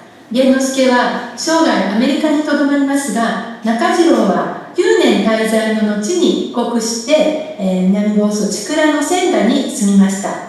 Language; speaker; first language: Japanese; native; Japanese